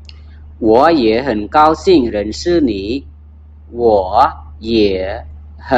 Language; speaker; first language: Chinese; non-native, fluent; Khmer